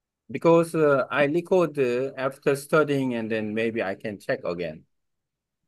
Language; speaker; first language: English; non-native, learner; Korean